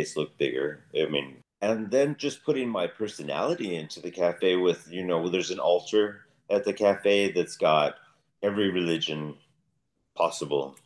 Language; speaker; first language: English; native; English